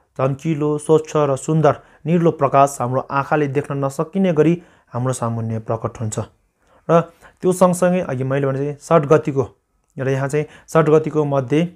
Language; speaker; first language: Nepali; non-native, local second language; Sherpa